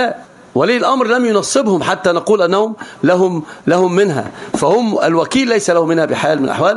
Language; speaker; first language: Arabic; native; Arabic